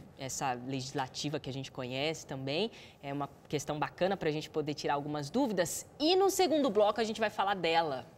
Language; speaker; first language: Portuguese; native; Portuguese